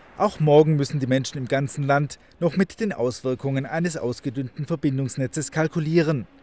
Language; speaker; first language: German; native; German